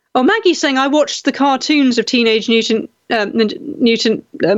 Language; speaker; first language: English; native; English